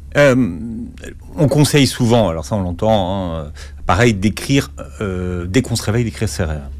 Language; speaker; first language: French; native; French